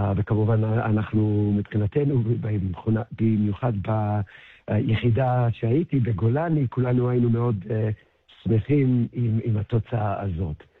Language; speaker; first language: Hebrew; early bilingual, heritage; Hebrew